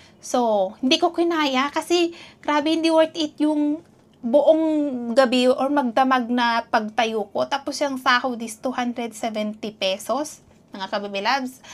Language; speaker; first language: Filipino; non-native, local second language; Cebuano